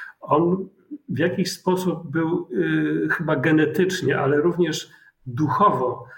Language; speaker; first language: Polish; native; Polish